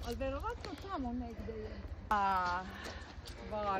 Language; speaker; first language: Bosnian; native; Bosnian